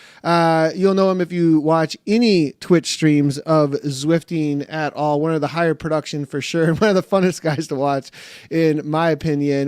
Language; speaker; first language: English; native; English